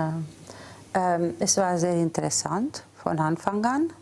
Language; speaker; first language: German; non-native, fluent; Romanian